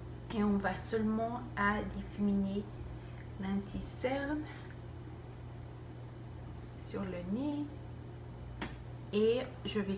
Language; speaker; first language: French; non-native, fluent; Spanish